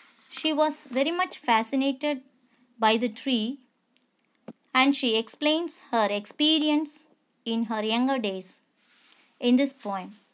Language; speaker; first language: English; non-native, local second language; Tamil